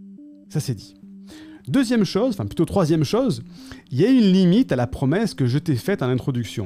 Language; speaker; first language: French; native; French